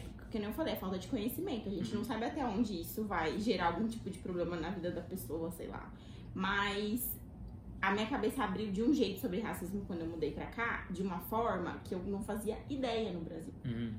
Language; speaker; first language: Portuguese; native; Portuguese